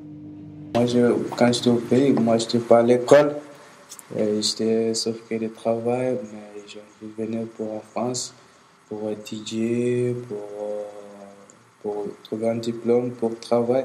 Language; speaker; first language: French; non-native, learner; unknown